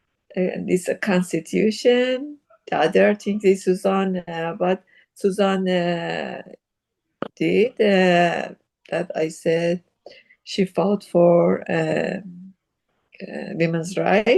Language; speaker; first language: English; non-native, learner; Persian